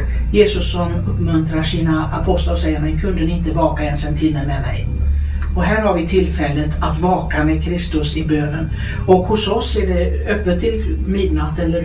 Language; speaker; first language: Swedish; native; Swedish